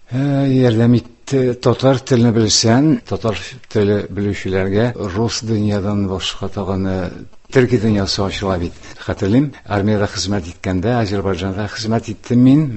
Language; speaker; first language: Tatar; non-native, local second language; Udmurt